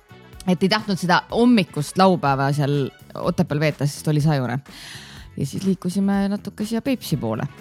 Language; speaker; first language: Estonian; native; Estonian